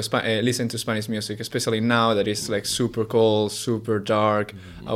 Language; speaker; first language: English; non-native, fluent; Spanish